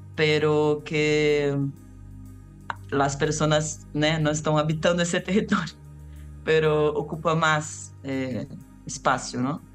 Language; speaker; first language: Spanish; non-native, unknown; Portuguese